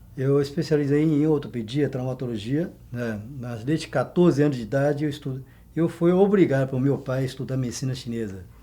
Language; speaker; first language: Portuguese; non-native, fluent; Chinese